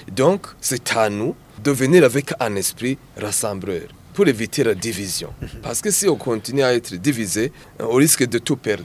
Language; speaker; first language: French; non-native, local second language; Rundi